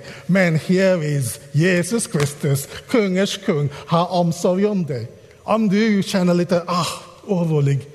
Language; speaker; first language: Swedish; non-native, fluent; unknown